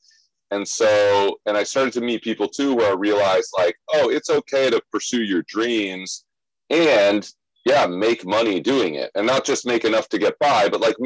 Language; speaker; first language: English; native; English